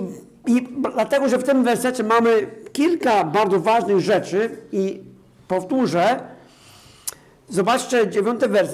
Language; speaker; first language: Polish; non-native, fluent; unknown